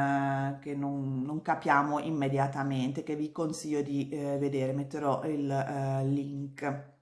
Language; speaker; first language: Italian; native; Italian